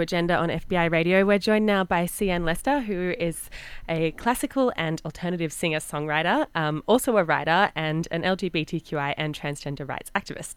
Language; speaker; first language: English; native; English